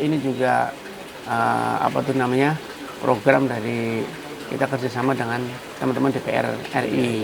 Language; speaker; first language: Indonesian; native; Indonesian